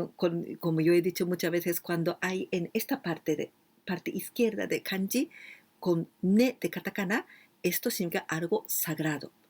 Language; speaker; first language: Spanish; non-native, fluent; Japanese